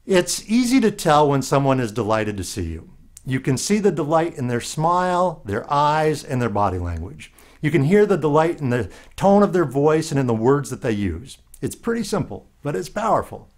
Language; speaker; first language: English; native; English